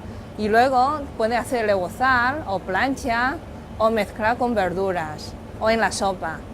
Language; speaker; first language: Spanish; non-native, learner; Chinese